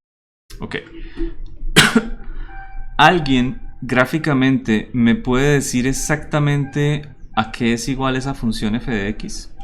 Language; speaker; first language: Spanish; native; Spanish